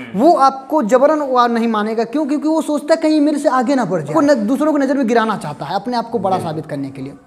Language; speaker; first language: Hindi; native; Hindi